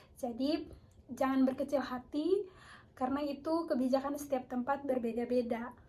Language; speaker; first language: Indonesian; native; Indonesian